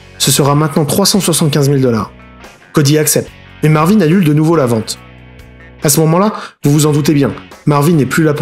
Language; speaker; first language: French; native; French